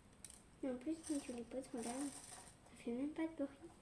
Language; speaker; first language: French; native; French